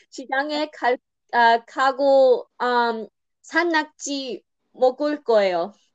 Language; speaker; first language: Korean; non-native, learner; English